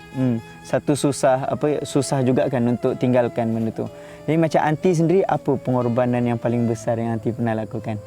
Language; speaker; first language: Malay; native; Malay